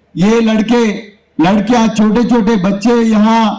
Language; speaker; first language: Hindi; non-native, local second language; Telugu